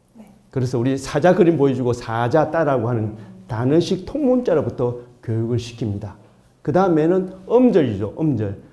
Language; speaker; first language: Korean; native; Korean